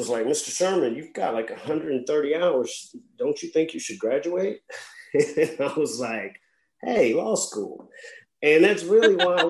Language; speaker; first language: English; native; English